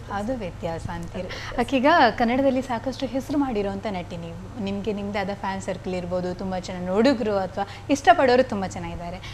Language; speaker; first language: Kannada; non-native, local second language; Tulu